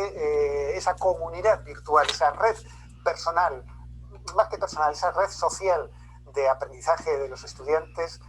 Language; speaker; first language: Spanish; native; Spanish